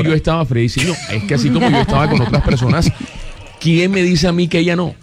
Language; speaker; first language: Spanish; native; Spanish